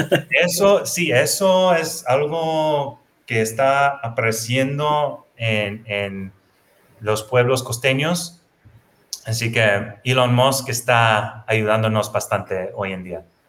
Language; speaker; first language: Spanish; non-native, fluent; English